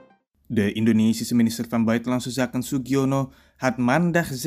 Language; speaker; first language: Dutch; non-native, fluent; Indonesian